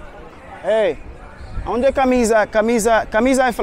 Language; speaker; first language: Portuguese; non-native, learner; English